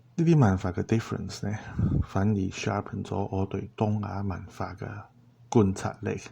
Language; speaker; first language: Cantonese; non-native, fluent; Chinese